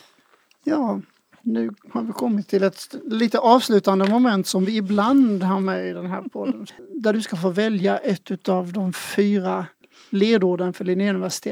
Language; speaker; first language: Swedish; native; Swedish